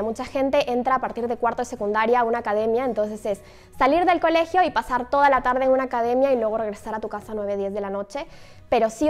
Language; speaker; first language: Spanish; native; Spanish